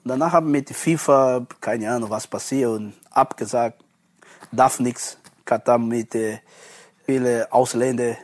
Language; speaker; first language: German; non-native, learner; Portuguese